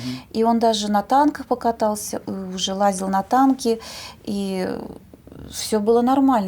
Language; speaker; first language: Russian; native; Russian